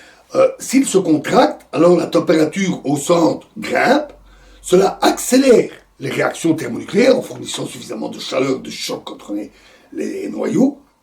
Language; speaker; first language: French; native; French